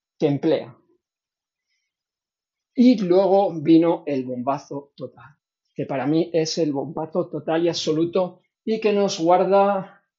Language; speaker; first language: Spanish; native; Spanish